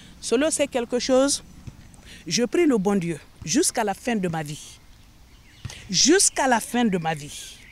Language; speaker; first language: French; non-native, local second language; Mandingo